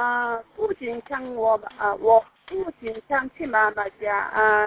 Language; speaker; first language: Chinese; non-native, learner; Korean